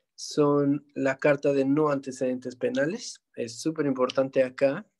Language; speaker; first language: Spanish; native; Spanish